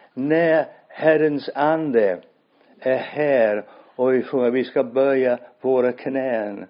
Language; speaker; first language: Swedish; non-native, fluent; English